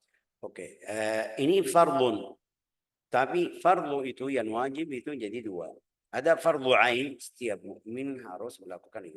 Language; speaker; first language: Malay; non-native, fluent; Arabic